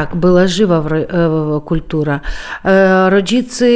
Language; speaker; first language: Polish; early bilingual, heritage; Polish